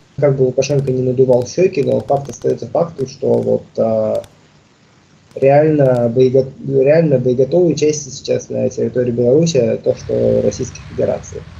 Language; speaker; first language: Russian; native; Russian